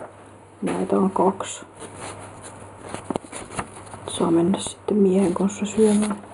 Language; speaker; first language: Finnish; native; Finnish